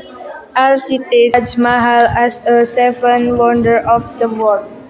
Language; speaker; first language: English; non-native, learner; Indonesian